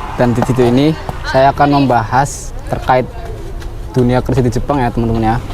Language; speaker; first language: Indonesian; native; Indonesian